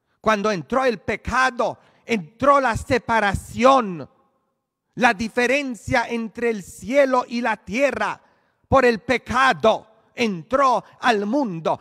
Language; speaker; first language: Spanish; native; Spanish